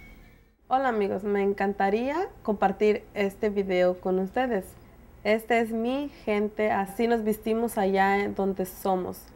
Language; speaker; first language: Spanish; non-native, local second language; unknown